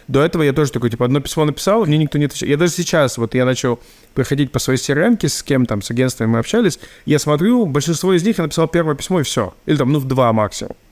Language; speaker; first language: Russian; native; Russian